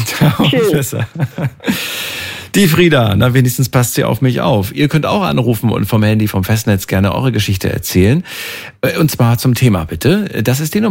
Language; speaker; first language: German; native; German